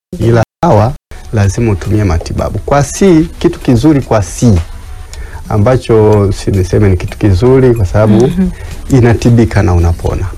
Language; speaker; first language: Swahili; native; Swahili